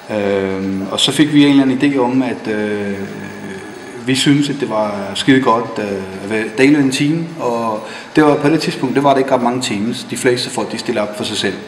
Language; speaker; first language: Danish; native; Danish